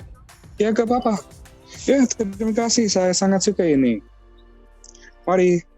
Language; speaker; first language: Indonesian; non-native, fluent; English